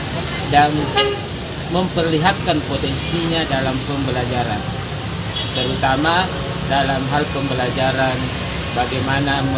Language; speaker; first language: Indonesian; native; Indonesian